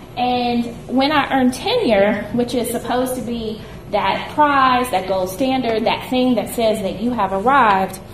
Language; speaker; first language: English; native; English